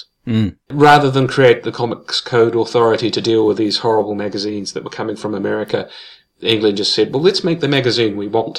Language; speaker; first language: English; native; English